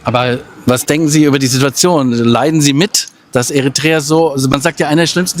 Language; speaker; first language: German; native; German